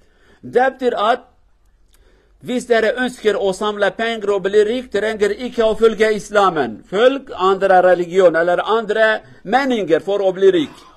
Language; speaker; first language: Norwegian; non-native, learner; Kurdish